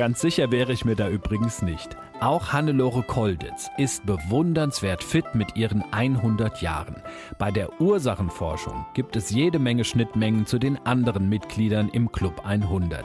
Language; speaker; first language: German; native; German